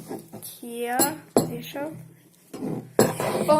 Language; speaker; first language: German; native; German